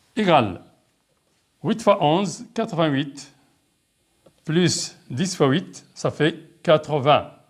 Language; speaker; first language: French; non-native, local second language; Arabic